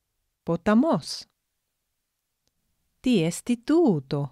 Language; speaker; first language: Greek; non-native, fluent; English